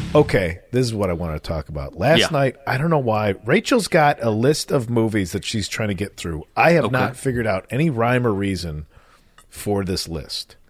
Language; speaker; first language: English; native; English